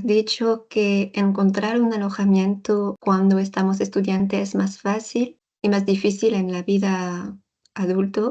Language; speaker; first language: Spanish; non-native, learner; French